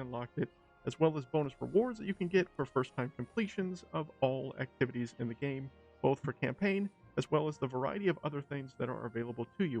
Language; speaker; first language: English; native; English